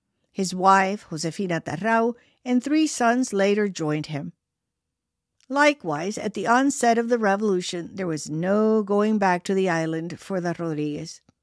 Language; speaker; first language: English; early bilingual, other home language; Spanish